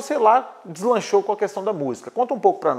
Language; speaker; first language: Portuguese; native; Portuguese